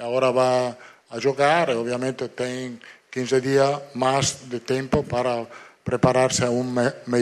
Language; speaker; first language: Portuguese; non-native, fluent; Italian